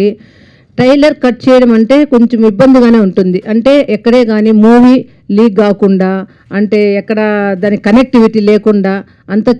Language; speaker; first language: Telugu; native; Telugu